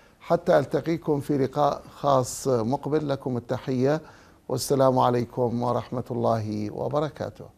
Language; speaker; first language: Arabic; native; Arabic